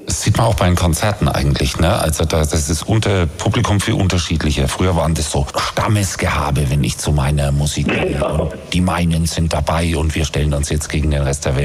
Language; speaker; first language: German; native; German